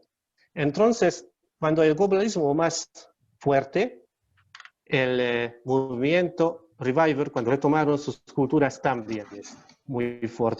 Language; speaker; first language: Spanish; non-native, learner; Hungarian